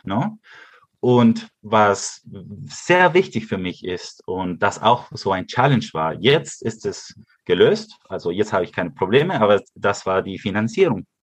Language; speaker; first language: German; early bilingual, heritage; Spanish